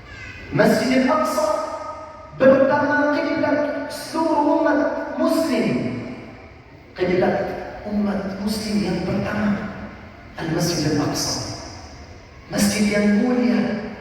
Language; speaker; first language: Indonesian; non-native, fluent; Arabic